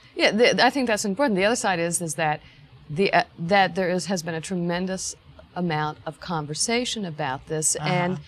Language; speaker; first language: English; native; English